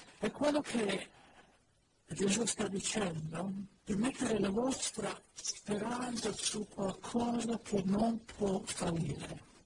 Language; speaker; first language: Italian; non-native, fluent; English